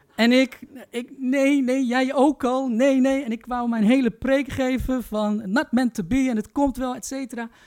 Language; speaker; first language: Dutch; early bilingual, other home language; Turkish